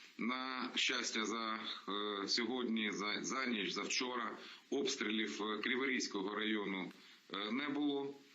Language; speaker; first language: Ukrainian; non-native, local second language; Russian